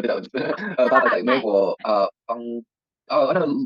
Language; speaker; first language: Chinese; non-native, learner; English